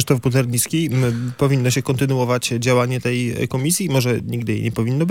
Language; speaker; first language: Polish; native; Polish